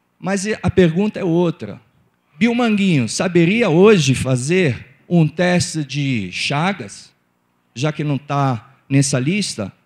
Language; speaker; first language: Portuguese; non-native, fluent; Italian